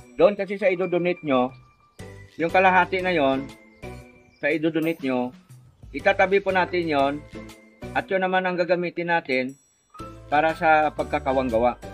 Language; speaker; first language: Filipino; non-native, local second language; Cebuano